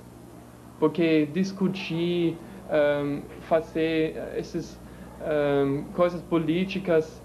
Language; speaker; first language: Portuguese; non-native, fluent; German